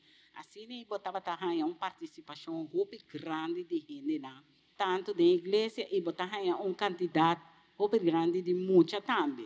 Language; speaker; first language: Portuguese; non-native, learner; Papiamento